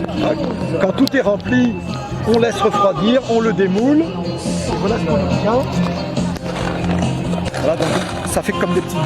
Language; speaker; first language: French; native; French